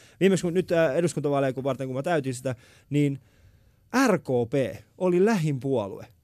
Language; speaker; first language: Finnish; early bilingual, other home language; Persian